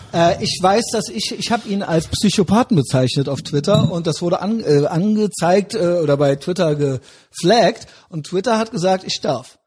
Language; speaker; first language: German; native; German